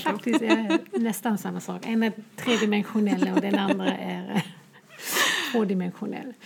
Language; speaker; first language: Swedish; non-native, fluent; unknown